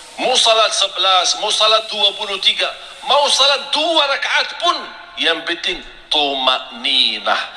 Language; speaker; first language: Indonesian; non-native, fluent; Arabic